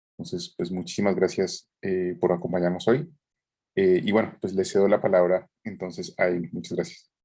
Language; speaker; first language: Spanish; native; Spanish